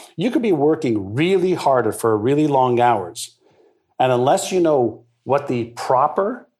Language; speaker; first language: English; non-native, fluent; Hebrew